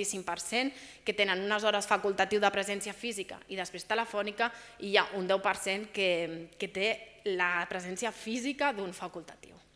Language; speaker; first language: Catalan; native; Catalan